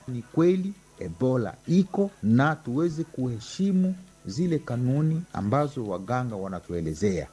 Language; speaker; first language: Swahili; non-native, local second language; Nande